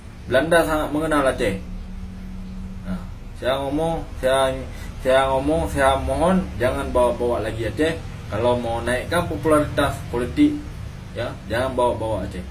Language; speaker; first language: Indonesian; non-native, local second language; Achinese